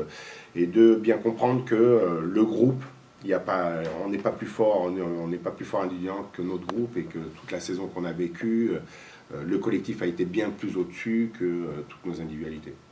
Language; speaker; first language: French; native; French